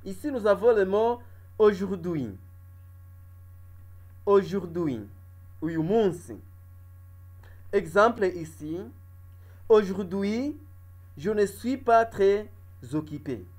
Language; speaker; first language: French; non-native, local second language; Kinyarwanda